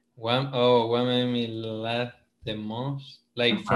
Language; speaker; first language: English; non-native, fluent; Spanish